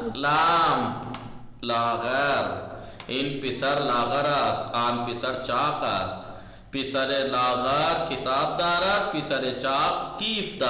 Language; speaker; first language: Persian; non-native, fluent; Urdu